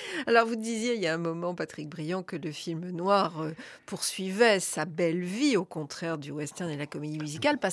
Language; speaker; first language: French; native; French